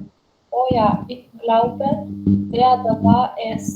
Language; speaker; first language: German; non-native, learner; Macedonian